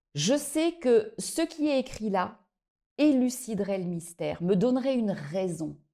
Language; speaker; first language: French; native; French